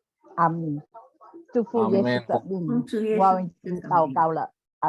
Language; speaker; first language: Chinese; non-native, learner; Indonesian